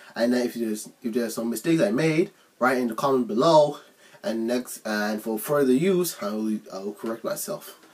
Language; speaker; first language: English; native; English